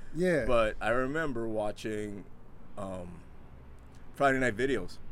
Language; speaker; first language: English; native; English